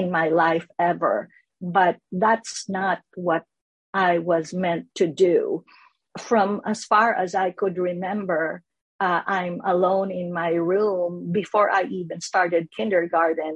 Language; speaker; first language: English; non-native, local second language; Filipino